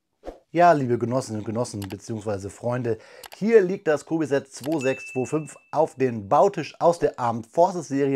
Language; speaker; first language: German; native; German